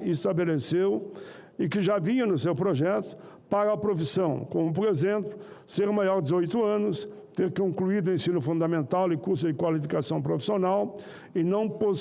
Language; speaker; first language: Portuguese; native; Portuguese